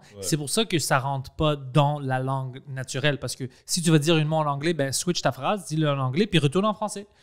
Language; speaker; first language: French; non-native, fluent; Greek